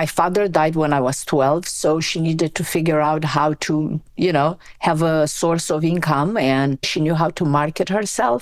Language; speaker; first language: English; non-native, fluent; Romanian